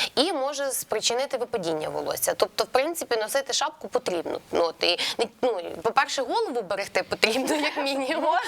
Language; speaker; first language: Ukrainian; native; Ukrainian